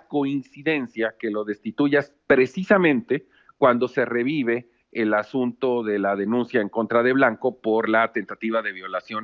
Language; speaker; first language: Spanish; native; Spanish